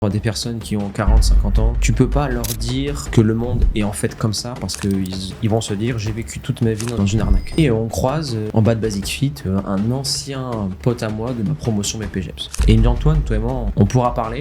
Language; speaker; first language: French; native; French